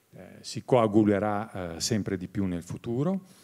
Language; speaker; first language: Italian; native; Italian